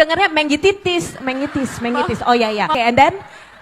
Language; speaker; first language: Indonesian; native; Indonesian